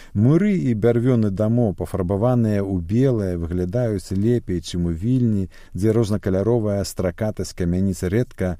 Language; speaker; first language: Belarusian; native; Belarusian